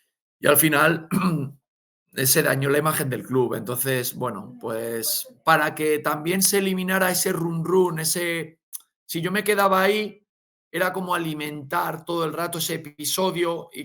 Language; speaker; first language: Spanish; native; Spanish